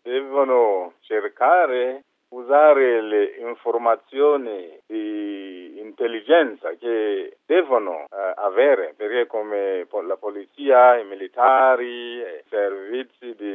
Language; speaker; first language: Italian; non-native, fluent; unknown